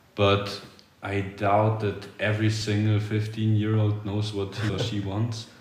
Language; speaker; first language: English; early bilingual, other home language; Polish